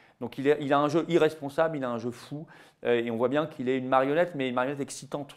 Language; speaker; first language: French; native; French